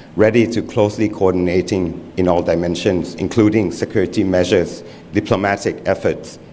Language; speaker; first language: English; non-native, fluent; Thai